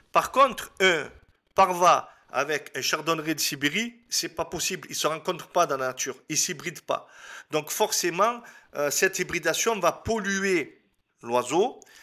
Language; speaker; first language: French; native; French